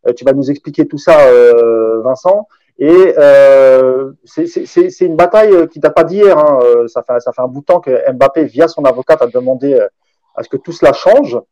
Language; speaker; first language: French; native; French